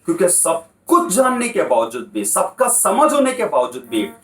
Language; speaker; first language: Hindi; non-native, local second language; Kannada